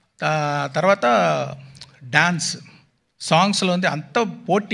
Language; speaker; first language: Telugu; non-native, local second language; Tamil